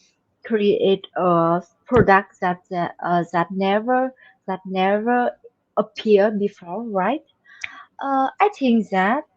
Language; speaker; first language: English; non-native, learner; Vietnamese